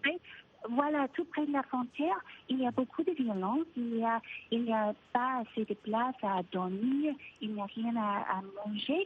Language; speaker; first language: French; non-native, fluent; Spanish